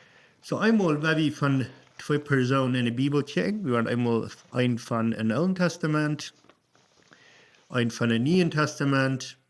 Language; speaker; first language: German; non-native, learner; Plautdietsch